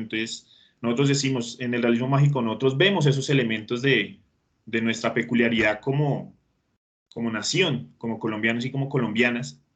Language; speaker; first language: Spanish; native; Spanish